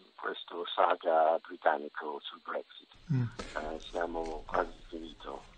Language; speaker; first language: Italian; non-native, learner; English